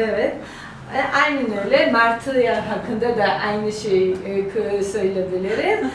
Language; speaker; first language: Turkish; non-native, learner; Georgian